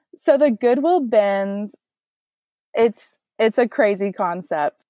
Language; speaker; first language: English; native; English